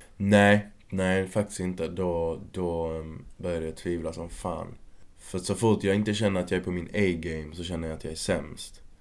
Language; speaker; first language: Swedish; early bilingual, other home language; Arabic